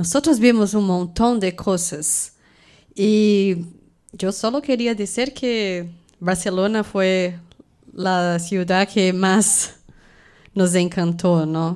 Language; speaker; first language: Spanish; non-native, fluent; Portuguese